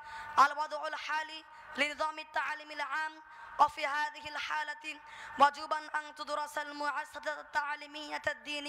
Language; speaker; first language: Arabic; non-native, learner; Bangla